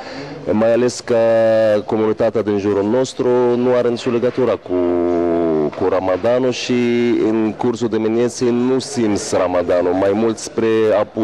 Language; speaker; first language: Romanian; non-native, fluent; Arabic